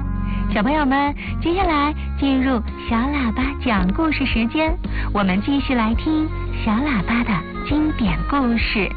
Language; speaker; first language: Chinese; native; Chinese